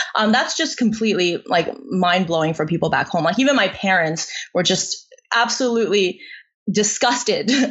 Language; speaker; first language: English; non-native, fluent; Chinese